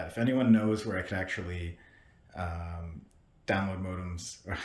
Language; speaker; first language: English; native; English